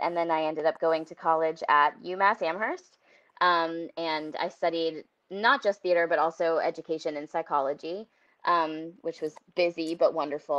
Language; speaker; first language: English; native; English